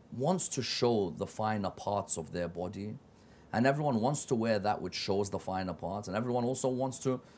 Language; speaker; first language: English; native; English